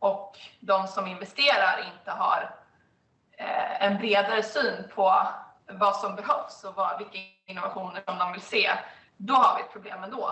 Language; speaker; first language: Swedish; native; Swedish